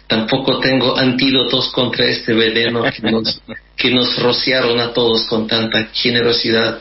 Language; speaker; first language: Spanish; non-native, fluent; Russian